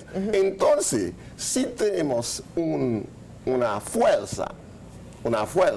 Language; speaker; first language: Spanish; non-native, learner; Haitian Creole